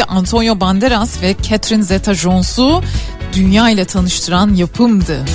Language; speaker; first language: Turkish; native; Turkish